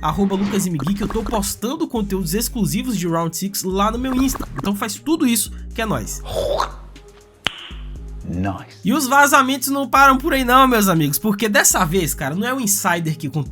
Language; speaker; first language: Portuguese; native; Portuguese